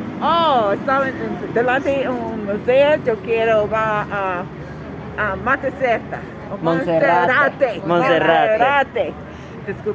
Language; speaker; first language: Spanish; non-native, learner; English